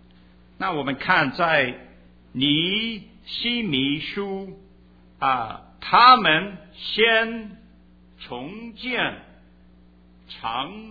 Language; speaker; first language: Chinese; early bilingual, heritage; Chinese